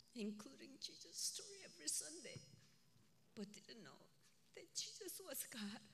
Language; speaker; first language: English; non-native, fluent; Korean